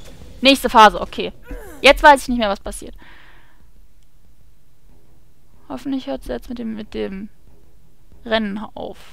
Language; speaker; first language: German; native; German